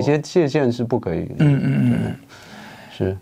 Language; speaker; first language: Chinese; native; Chinese